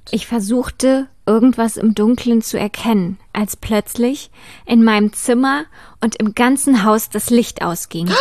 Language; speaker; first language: German; native; German